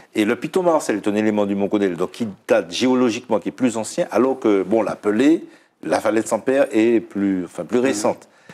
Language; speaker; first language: French; native; French